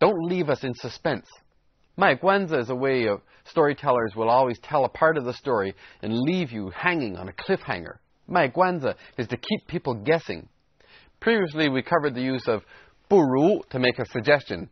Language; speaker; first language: English; native; English